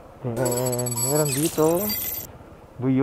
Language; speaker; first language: Filipino; native; Filipino